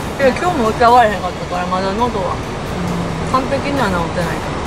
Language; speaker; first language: Japanese; native; Japanese